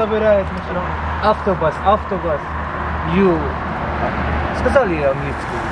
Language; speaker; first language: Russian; non-native, learner; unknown